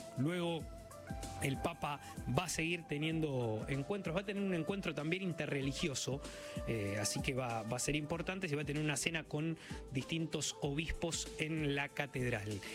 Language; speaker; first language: Spanish; native; Spanish